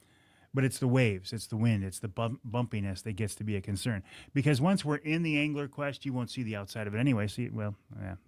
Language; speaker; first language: English; native; English